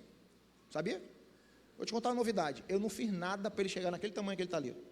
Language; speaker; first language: Portuguese; native; Portuguese